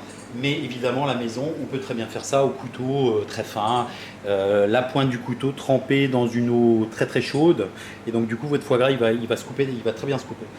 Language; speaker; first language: French; native; French